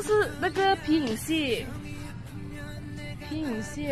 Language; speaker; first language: Korean; non-native, learner; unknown